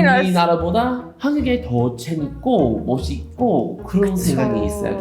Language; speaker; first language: Korean; non-native, learner; English